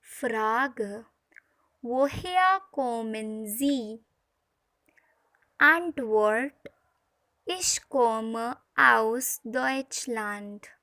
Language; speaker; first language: German; non-native, learner; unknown